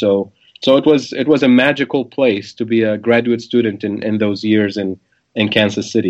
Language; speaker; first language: English; non-native, fluent; Arabic